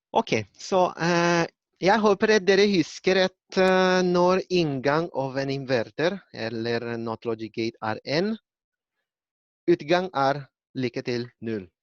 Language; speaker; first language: Norwegian; non-native, learner; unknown